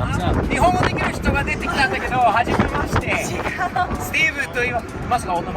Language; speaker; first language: Japanese; non-native, fluent; English